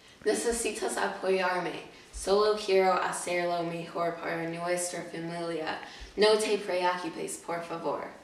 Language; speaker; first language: Spanish; non-native, learner; English